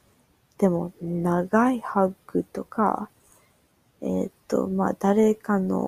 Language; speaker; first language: Japanese; non-native, learner; English